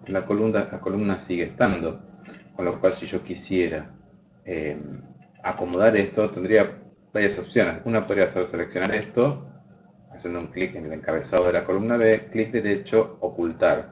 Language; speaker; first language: Spanish; native; Spanish